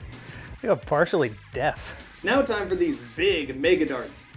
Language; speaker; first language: English; native; English